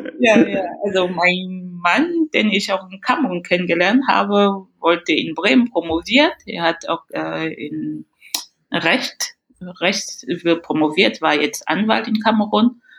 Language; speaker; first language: German; non-native, fluent; French